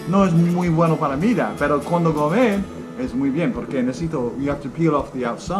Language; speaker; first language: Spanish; non-native, learner; English